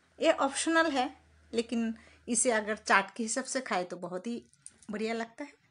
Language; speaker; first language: Hindi; non-native, local second language; Bangla